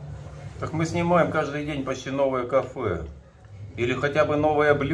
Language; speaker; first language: Russian; native; Russian